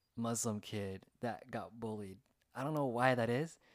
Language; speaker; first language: English; native; English